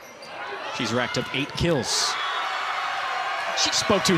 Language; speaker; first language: English; native; English